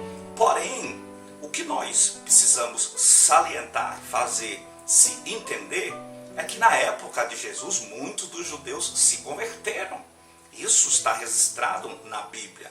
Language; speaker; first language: Portuguese; native; Portuguese